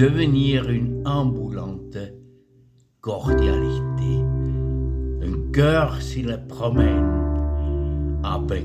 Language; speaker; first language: French; non-native, fluent; German